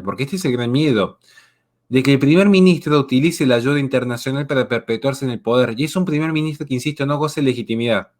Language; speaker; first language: Spanish; native; Spanish